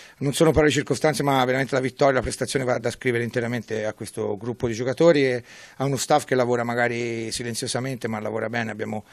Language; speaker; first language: Italian; native; Italian